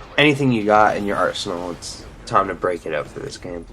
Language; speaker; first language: English; native; English